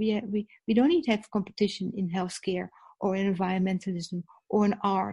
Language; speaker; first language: English; non-native, fluent; Dutch